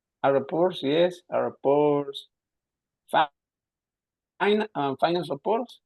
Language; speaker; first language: English; non-native, learner; Spanish